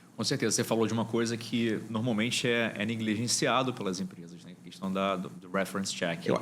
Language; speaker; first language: Portuguese; native; Portuguese